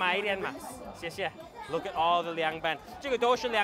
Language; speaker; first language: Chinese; non-native, fluent; English